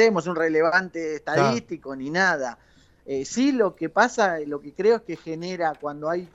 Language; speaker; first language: Spanish; native; Spanish